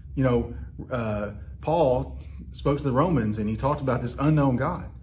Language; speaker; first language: English; native; English